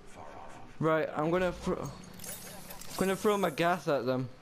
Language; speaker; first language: English; native; English